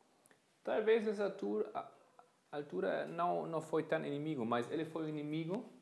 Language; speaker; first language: Portuguese; non-native, fluent; Spanish